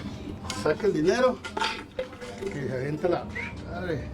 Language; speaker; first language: Spanish; native; Spanish